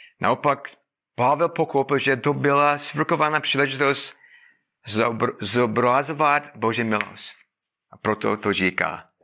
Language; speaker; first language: Czech; non-native, fluent; English